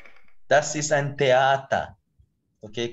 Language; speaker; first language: German; non-native, fluent; Portuguese